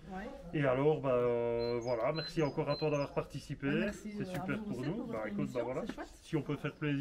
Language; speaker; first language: French; native; French